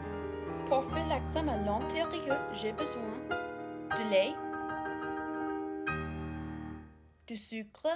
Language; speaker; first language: French; non-native, learner; English